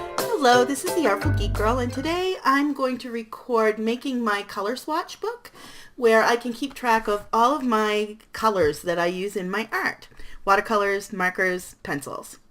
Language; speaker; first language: English; native; English